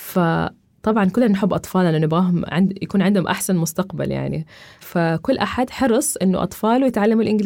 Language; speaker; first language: Arabic; native; Arabic